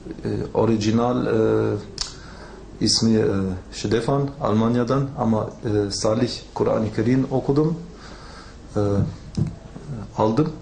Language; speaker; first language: Turkish; non-native, learner; German